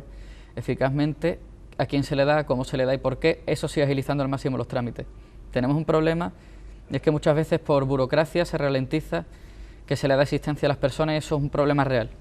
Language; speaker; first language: Spanish; native; Spanish